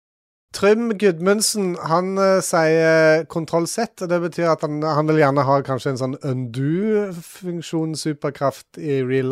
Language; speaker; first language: Norwegian; native; Norwegian